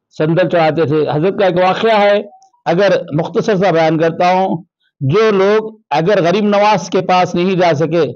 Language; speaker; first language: Urdu; native; Urdu